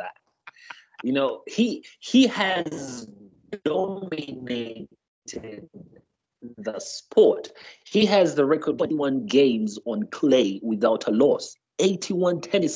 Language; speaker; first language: English; non-native, local second language; Ganda